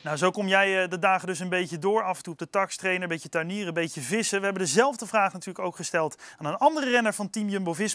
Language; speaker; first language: Dutch; native; Dutch